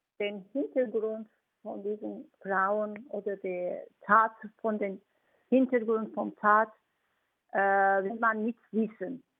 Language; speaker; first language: German; non-native, fluent; Turkish